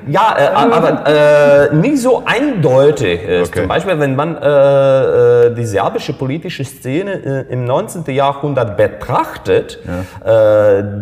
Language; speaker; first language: German; non-native, fluent; Serbian